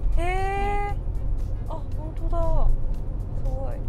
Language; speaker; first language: Japanese; native; Japanese